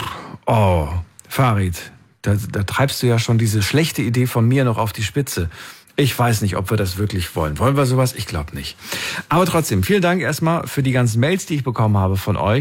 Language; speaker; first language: German; native; German